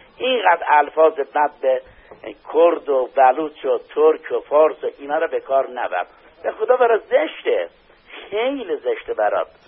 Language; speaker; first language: Persian; non-native, local second language; Azerbaijani